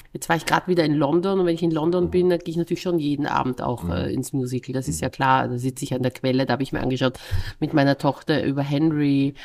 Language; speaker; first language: German; native; German